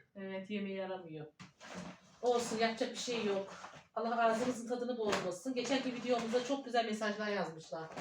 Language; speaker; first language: Turkish; early bilingual, heritage; Turkish